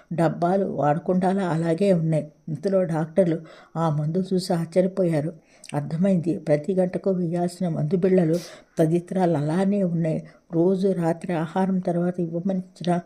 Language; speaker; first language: Telugu; native; Telugu